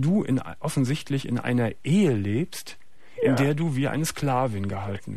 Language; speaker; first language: German; native; German